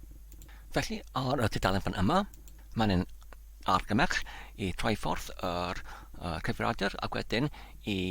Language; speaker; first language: Welsh; non-native, learner; Polish